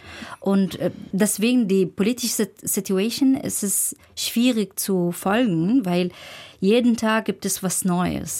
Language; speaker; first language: German; non-native, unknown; Arabic